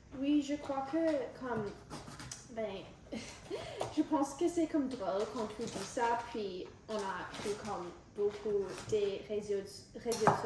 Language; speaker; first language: French; non-native, local second language; English